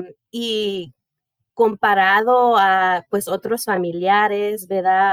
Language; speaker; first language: Spanish; early bilingual, heritage; Spanish